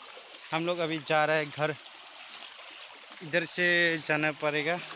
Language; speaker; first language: Hindi; non-native, local second language; Assamese